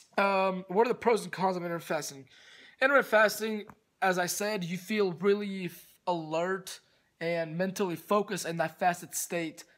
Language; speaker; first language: English; early bilingual, other home language; Russian